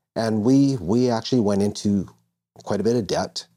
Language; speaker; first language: English; native; English